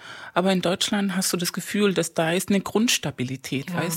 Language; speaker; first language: German; non-native, fluent; Spanish